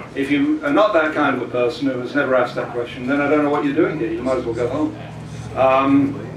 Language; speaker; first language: English; native; English